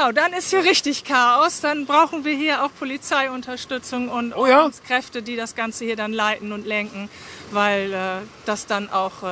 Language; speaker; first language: German; native; German